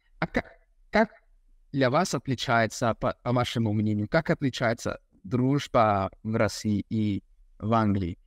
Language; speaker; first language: Russian; non-native, fluent; English